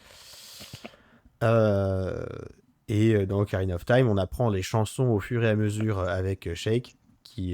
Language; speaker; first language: French; native; French